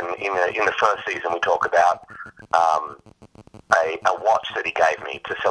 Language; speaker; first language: English; native; English